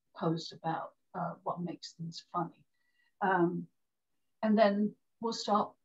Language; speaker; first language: English; native; English